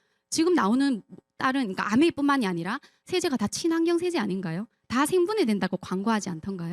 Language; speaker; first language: Korean; native; Korean